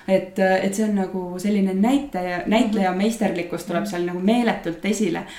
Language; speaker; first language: Estonian; native; Estonian